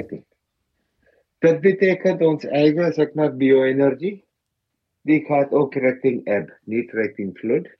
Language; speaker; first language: Dutch; non-native, fluent; Malayalam